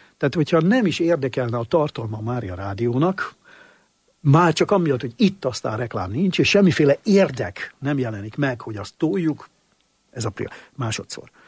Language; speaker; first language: Hungarian; native; Hungarian